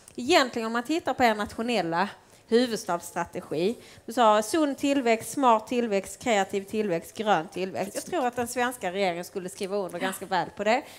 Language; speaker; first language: Swedish; native; Swedish